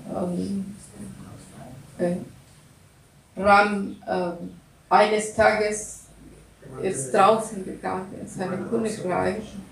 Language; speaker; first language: German; non-native, learner; Russian